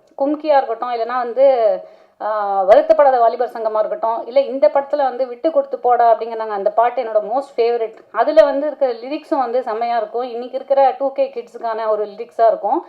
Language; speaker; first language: Tamil; native; Tamil